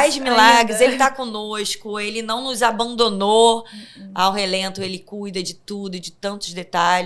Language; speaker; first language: Portuguese; native; Portuguese